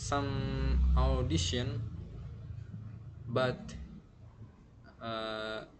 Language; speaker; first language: English; non-native, learner; Indonesian